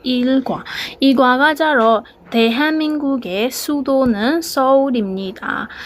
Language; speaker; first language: Korean; non-native, fluent; Burmese